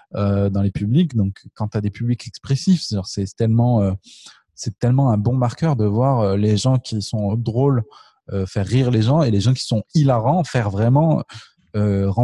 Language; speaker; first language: French; native; French